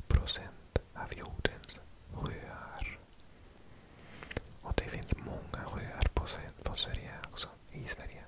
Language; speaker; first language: Swedish; non-native, learner; English